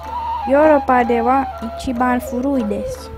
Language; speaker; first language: Japanese; non-native, learner; Romanian